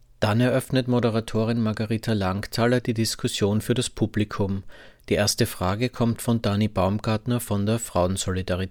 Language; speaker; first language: German; native; German